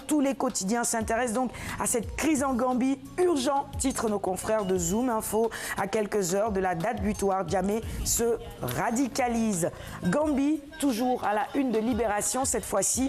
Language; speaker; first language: French; non-native, local second language; Wolof